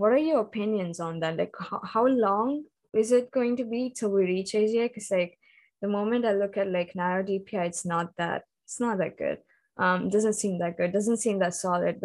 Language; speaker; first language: English; non-native, local second language; Hindi